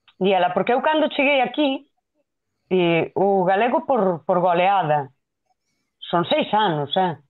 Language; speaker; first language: Galician; non-native, local second language; Spanish